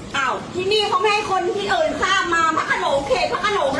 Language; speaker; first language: Thai; native; Thai